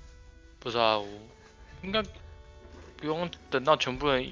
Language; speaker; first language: Chinese; native; Chinese